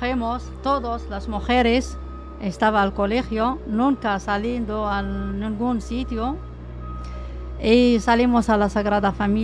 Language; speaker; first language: Spanish; non-native, learner; Arabic